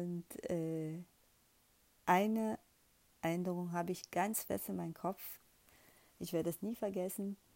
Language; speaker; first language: German; non-native, fluent; Portuguese